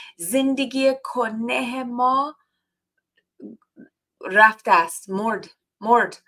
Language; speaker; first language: Persian; non-native, learner; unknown